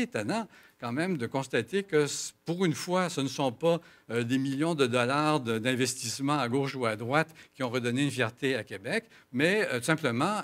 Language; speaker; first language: French; native; French